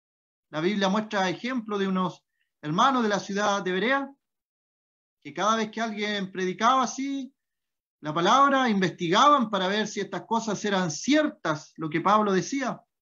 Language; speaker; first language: Spanish; native; Spanish